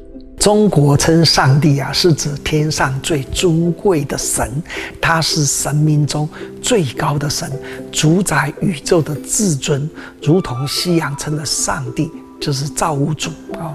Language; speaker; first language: Chinese; native; Chinese